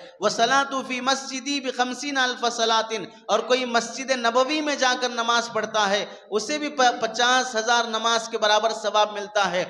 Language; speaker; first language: Urdu; native; Urdu